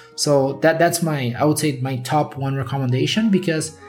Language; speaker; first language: English; non-native, fluent; Portuguese